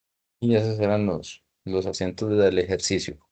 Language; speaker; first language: Spanish; native; Spanish